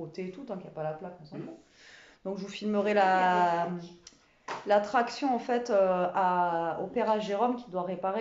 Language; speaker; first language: French; native; French